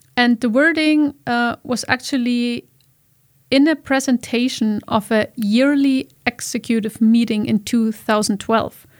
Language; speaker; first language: English; non-native, fluent; German